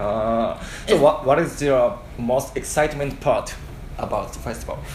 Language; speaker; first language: English; non-native, learner; Japanese